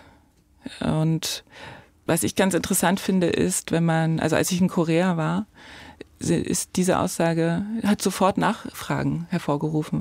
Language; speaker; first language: German; native; German